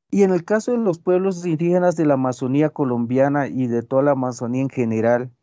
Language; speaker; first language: Spanish; non-native, local second language; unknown